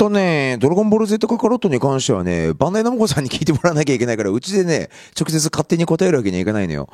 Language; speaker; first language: Japanese; native; Japanese